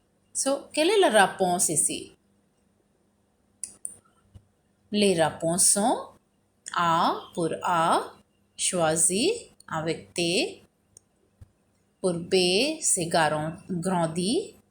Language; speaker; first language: French; non-native, fluent; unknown